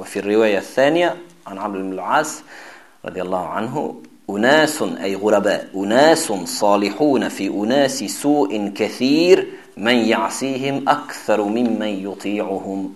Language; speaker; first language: Arabic; non-native, fluent; French